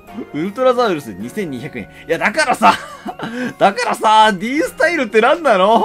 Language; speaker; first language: Japanese; native; Japanese